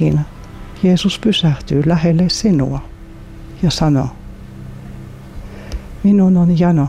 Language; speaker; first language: Finnish; non-native, fluent; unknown